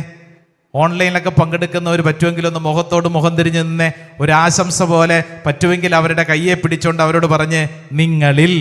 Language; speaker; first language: Malayalam; native; Malayalam